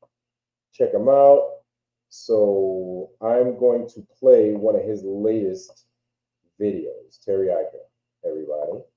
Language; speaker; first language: English; native; English